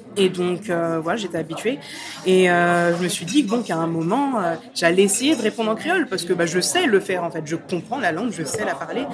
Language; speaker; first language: French; native; French